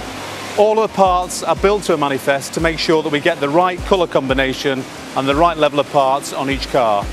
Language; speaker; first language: English; native; English